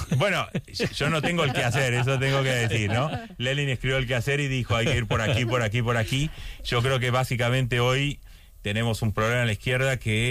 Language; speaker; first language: Spanish; native; Spanish